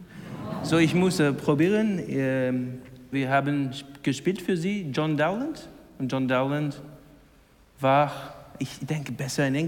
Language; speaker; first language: German; non-native, learner; English